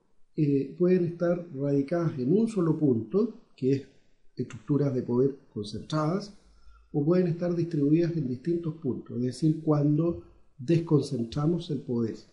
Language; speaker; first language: Spanish; native; Spanish